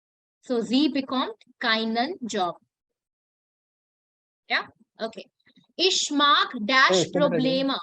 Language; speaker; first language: German; non-native, learner; Hindi